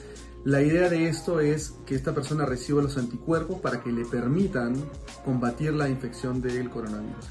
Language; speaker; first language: Spanish; native; Spanish